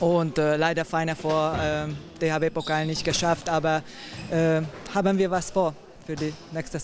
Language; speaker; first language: German; non-native, fluent; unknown